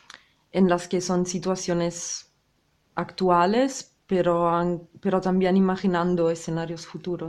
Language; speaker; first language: Spanish; non-native, learner; Italian